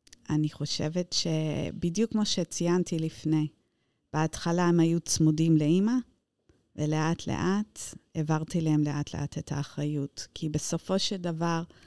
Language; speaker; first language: Hebrew; non-native, fluent; English